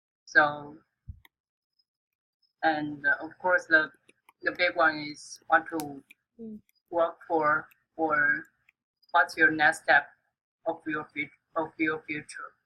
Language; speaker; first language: English; non-native, fluent; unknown